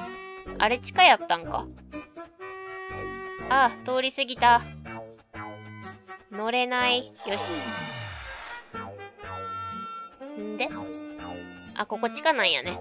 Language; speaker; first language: Japanese; native; Japanese